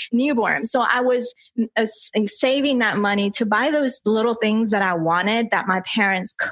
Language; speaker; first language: English; early bilingual, other home language; Spanish